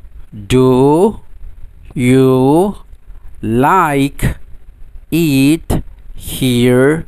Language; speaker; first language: English; non-native, fluent; Indonesian